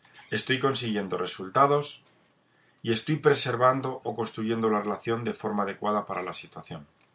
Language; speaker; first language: Spanish; native; Spanish